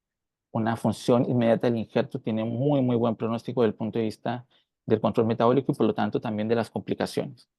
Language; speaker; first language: Spanish; native; Spanish